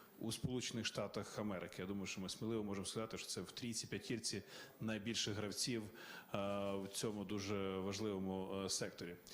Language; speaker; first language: Ukrainian; native; Ukrainian